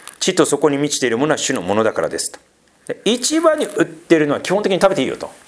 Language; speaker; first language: Japanese; native; Japanese